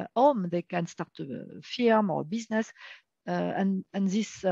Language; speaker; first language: English; non-native, fluent; French